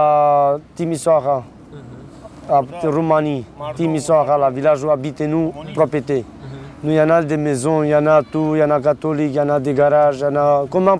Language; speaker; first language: French; non-native, learner; Romanian